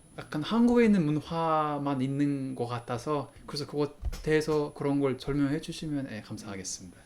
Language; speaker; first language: Korean; non-native, fluent; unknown